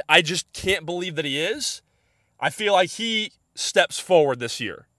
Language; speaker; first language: English; native; English